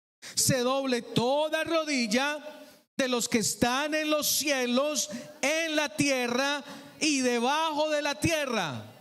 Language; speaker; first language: Spanish; native; Spanish